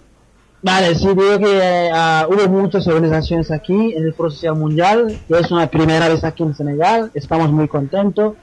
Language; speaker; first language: Spanish; non-native, fluent; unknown